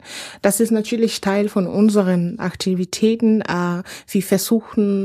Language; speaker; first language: German; non-native, fluent; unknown